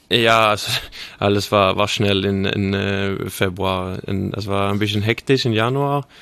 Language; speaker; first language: German; non-native, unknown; Swedish